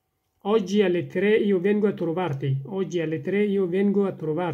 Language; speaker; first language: Italian; non-native, fluent; Persian